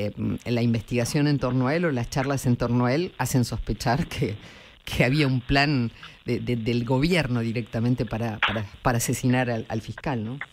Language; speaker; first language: Spanish; native; Spanish